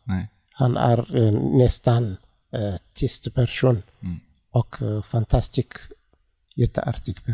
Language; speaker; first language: Swedish; non-native, learner; Tigrinya